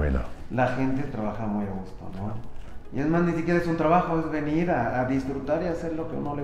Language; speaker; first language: Spanish; native; Spanish